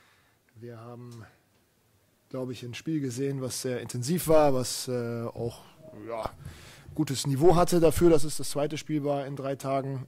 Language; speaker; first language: German; native; German